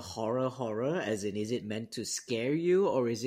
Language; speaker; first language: English; non-native, local second language; Cantonese